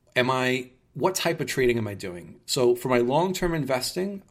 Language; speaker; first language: English; native; English